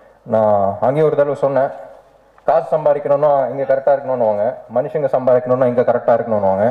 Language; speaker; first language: Tamil; non-native, local second language; Telugu